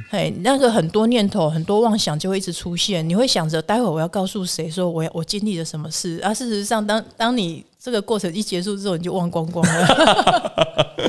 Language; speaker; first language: Chinese; native; Chinese